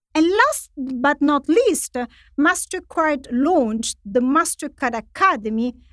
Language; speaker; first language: English; non-native, fluent; Italian